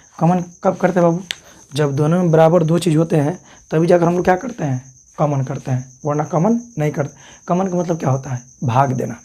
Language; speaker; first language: Hindi; native; Hindi